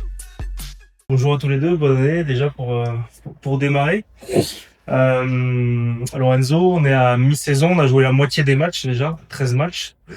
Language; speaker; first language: French; native; French